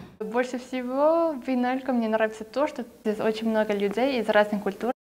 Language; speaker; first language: Russian; non-native, fluent; Finnish